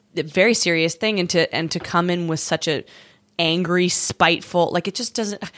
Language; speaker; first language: English; native; English